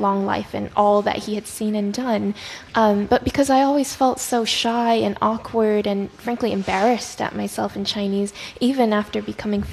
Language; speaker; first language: English; non-native, local second language; Chinese